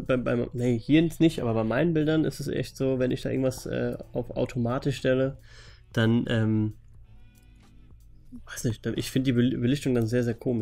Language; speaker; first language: German; native; German